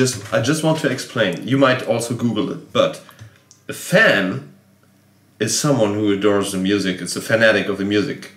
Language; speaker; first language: English; non-native, fluent; German